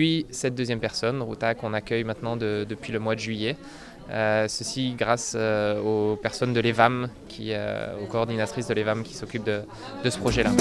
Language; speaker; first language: French; native; French